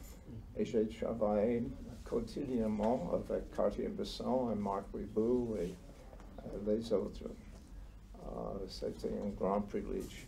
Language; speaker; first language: French; non-native, learner; English